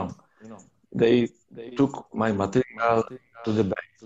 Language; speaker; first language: English; non-native, learner; Polish